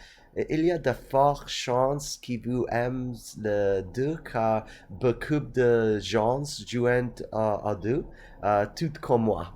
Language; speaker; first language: French; non-native, learner; English